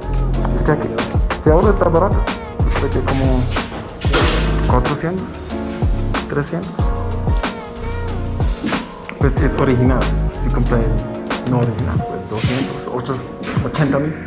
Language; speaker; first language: Spanish; non-native, learner; English